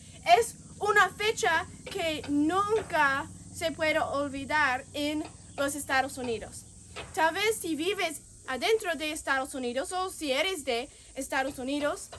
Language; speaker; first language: Spanish; non-native, fluent; English